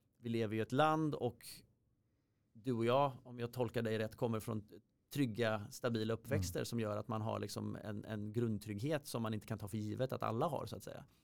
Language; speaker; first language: Swedish; native; Swedish